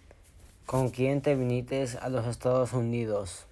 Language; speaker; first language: Spanish; early bilingual, heritage; Spanish